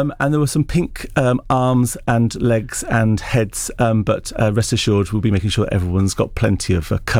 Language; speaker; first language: English; native; English